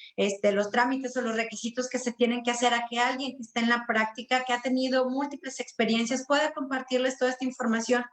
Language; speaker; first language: Spanish; native; Spanish